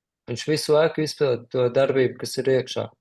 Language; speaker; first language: Latvian; native; Latvian